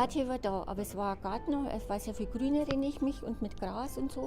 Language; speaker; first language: German; native; German